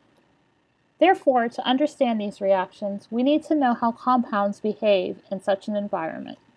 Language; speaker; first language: English; native; English